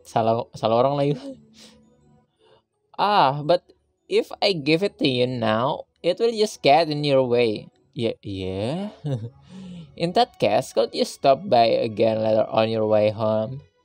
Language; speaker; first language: English; non-native, fluent; Indonesian